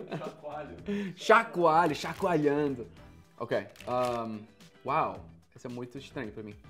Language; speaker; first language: Portuguese; non-native, fluent; English